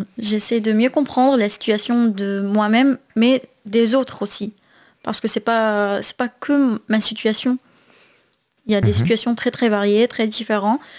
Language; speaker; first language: French; non-native, fluent; Arabic